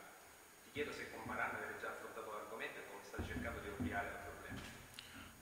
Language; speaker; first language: Italian; native; Italian